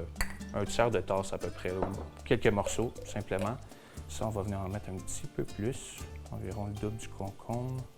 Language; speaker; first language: French; native; French